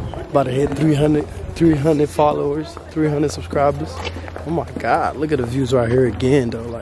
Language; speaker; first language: English; early bilingual, other home language; French